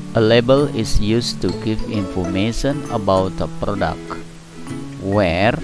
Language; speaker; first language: English; non-native, fluent; Indonesian